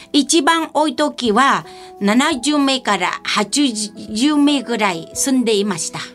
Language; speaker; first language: Japanese; non-native, fluent; Vietnamese